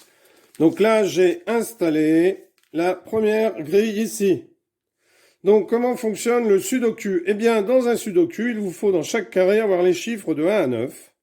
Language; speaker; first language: French; native; French